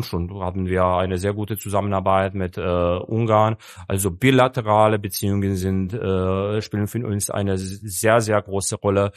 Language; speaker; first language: German; non-native, fluent; Serbian